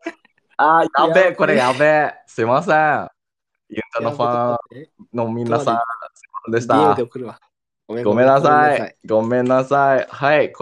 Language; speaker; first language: Japanese; non-native, learner; Indonesian